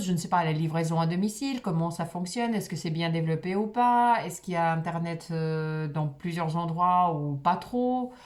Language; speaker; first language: French; non-native, fluent; Russian